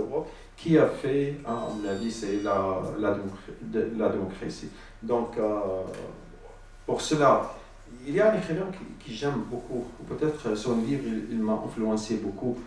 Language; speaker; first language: French; non-native, learner; Arabic